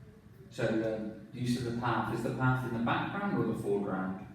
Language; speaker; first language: English; non-native, fluent; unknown